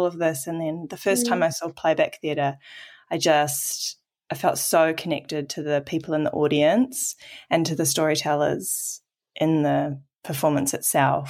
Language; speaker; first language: English; native; English